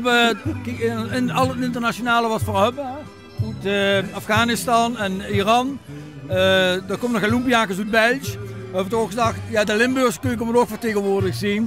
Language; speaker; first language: Dutch; native; Dutch